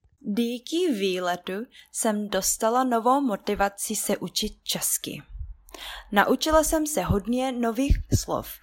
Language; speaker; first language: Czech; non-native, learner; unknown